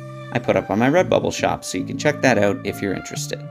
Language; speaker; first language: English; native; English